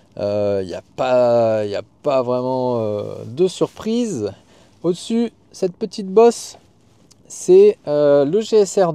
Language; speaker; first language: French; native; French